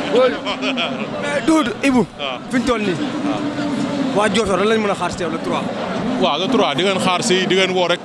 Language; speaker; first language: Wolof; non-native, local second language; Serer